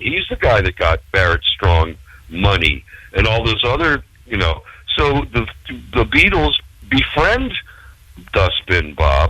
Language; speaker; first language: English; native; English